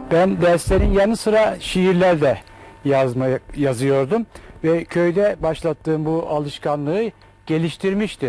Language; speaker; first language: Turkish; native; Turkish